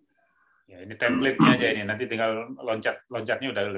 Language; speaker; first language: Indonesian; native; Indonesian